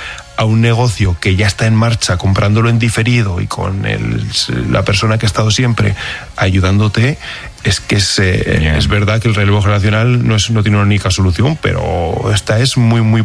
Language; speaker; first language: Spanish; native; Spanish